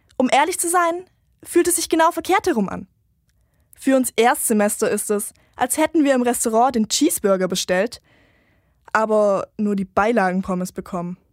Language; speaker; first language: German; native; German